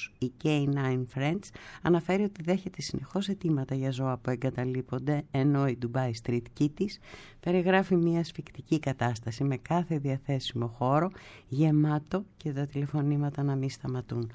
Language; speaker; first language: Greek; native; Greek